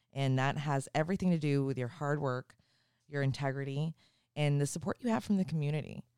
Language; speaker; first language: English; native; English